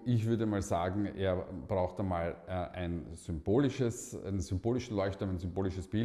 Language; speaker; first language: German; native; German